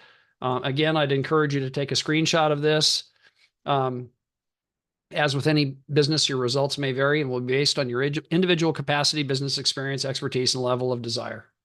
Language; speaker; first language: English; native; English